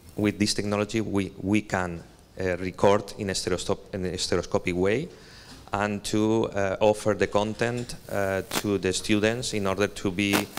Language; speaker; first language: English; non-native, fluent; Spanish